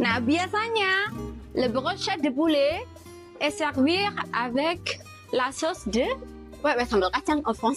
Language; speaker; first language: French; non-native, fluent; Indonesian